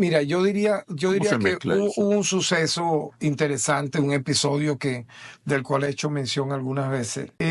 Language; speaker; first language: Spanish; native; Spanish